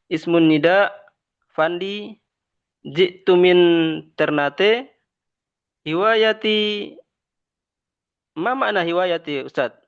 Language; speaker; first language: Arabic; non-native, learner; Indonesian